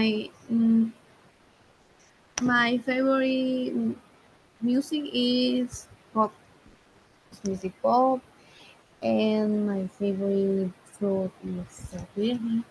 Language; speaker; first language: English; non-native, learner; Spanish